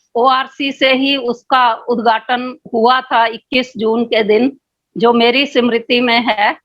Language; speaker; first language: Hindi; native; Hindi